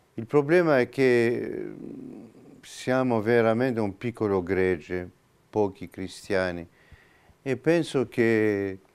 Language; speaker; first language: Italian; non-native, fluent; Turkish